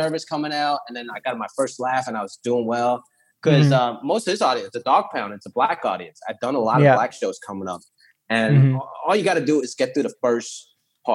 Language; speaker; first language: English; early bilingual, other home language; Cantonese